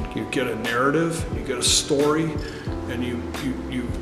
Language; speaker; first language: English; native; English